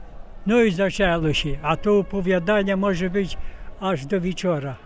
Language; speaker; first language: Polish; non-native, local second language; Ukrainian